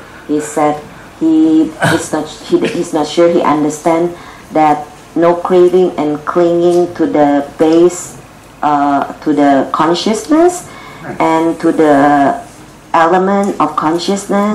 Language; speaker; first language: English; non-native, fluent; Indonesian